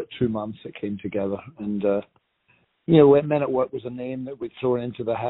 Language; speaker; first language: English; native; English